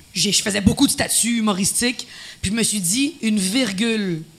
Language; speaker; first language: French; non-native, fluent; Spanish